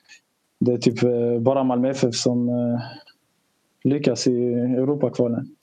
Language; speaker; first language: Swedish; early bilingual, other home language; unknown